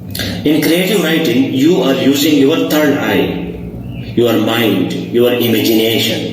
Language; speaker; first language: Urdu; non-native, local second language; Pashto